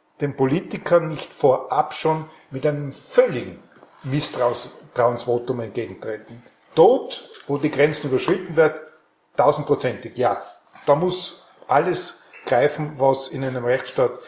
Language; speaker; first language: German; native; German